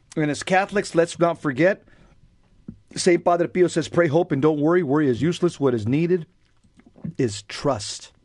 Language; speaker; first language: English; early bilingual, other home language; Spanish